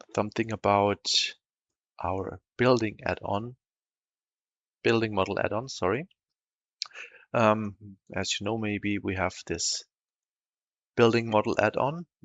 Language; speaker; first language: English; non-native, fluent; German